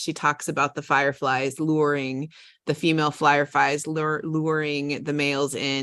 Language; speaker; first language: English; native; English